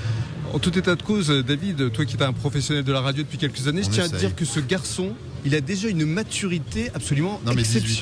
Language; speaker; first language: French; native; French